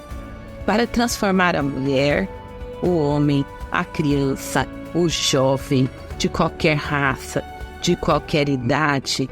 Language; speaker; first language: Portuguese; native; Portuguese